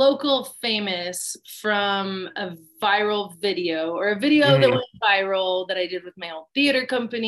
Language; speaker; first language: English; native; English